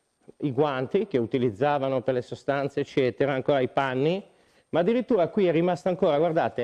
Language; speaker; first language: Italian; native; Italian